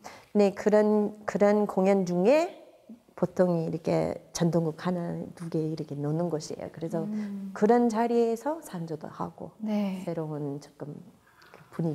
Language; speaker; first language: Korean; non-native, fluent; English